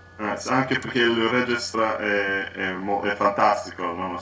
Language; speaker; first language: Italian; non-native, learner; English